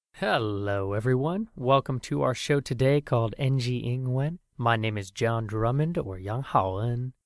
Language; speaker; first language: English; native; English